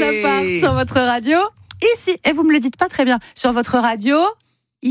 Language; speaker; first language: French; native; French